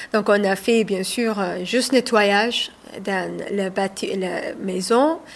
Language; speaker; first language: French; non-native, learner; Somali